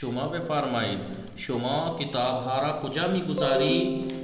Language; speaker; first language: Persian; non-native, fluent; Urdu